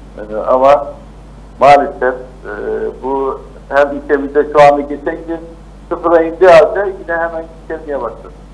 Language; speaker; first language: Turkish; native; Turkish